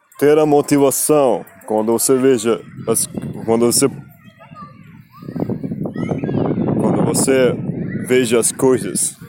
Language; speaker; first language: Portuguese; non-native, learner; Spanish